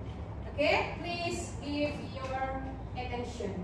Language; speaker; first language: English; non-native, learner; Indonesian